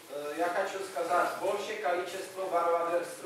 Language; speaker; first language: Russian; non-native, learner; Czech